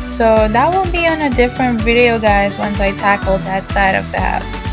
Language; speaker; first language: English; non-native, local second language; Filipino